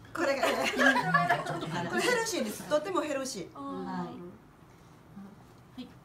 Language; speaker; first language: Japanese; non-native, learner; Thai